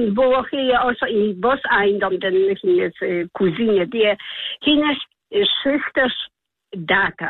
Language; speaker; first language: Danish; non-native, learner; Polish